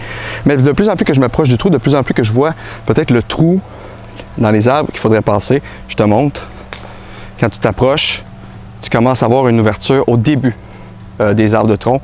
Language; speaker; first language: French; native; French